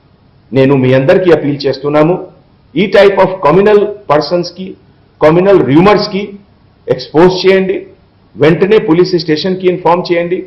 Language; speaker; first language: Telugu; non-native, fluent; Hindi